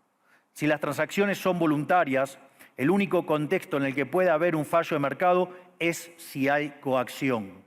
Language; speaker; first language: Spanish; native; Spanish